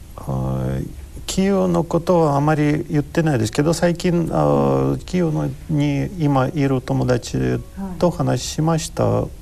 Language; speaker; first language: Japanese; non-native, fluent; Ukrainian